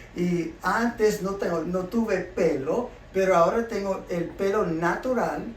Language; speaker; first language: Spanish; non-native, learner; English